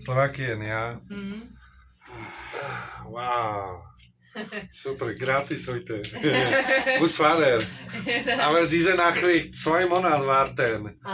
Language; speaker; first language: German; non-native, learner; Slovak